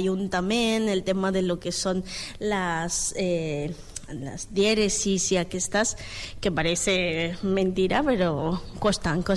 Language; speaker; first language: Catalan; non-native, learner; Spanish